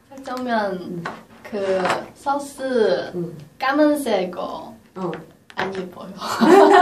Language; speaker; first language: Korean; non-native, learner; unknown